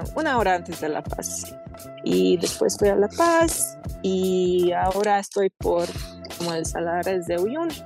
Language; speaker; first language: Spanish; non-native, fluent; Hungarian